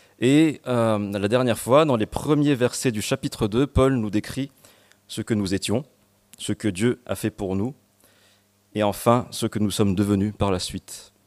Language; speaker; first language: French; non-native, local second language; Malagasy